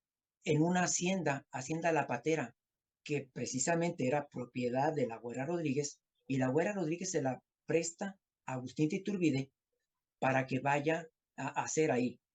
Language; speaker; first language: Spanish; native; Spanish